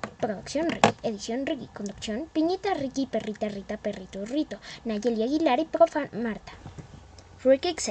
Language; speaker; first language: Spanish; native; Spanish